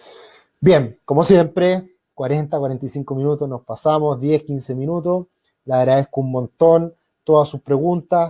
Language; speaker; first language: Spanish; native; Spanish